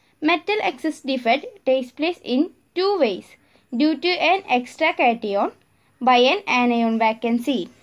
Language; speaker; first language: English; non-native, local second language; Malayalam